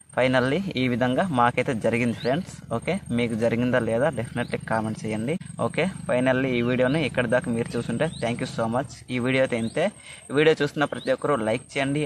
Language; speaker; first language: Telugu; non-native, local second language; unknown